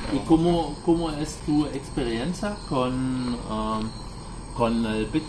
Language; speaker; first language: Spanish; non-native, learner; German